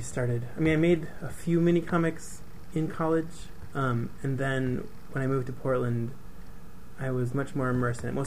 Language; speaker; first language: English; native; English